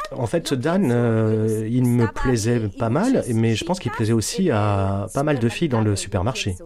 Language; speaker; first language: French; non-native, fluent; Spanish